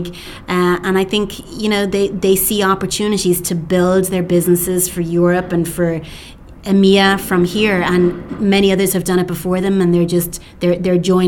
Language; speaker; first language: English; native; English